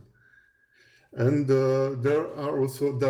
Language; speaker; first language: English; non-native, fluent; French